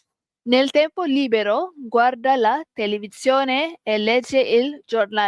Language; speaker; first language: Italian; non-native, learner; Malay